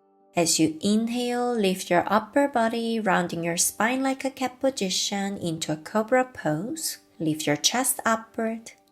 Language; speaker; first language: English; non-native, fluent; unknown